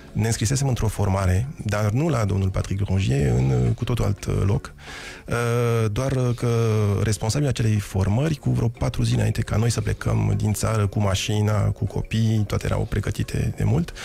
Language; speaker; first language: French; non-native, fluent; Romanian